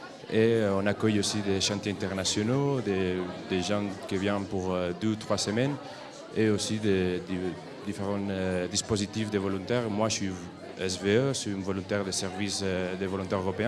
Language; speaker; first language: French; non-native, fluent; Catalan